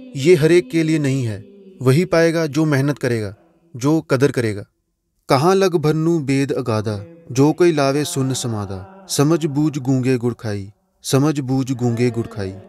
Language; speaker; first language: Hindi; non-native, local second language; Punjabi